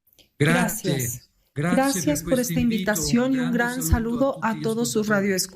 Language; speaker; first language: Spanish; non-native, fluent; Italian